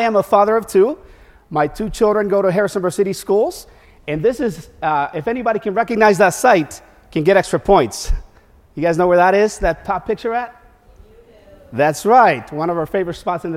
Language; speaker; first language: English; non-native, fluent; Spanish